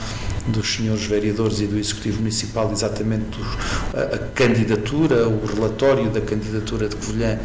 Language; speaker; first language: Portuguese; native; Portuguese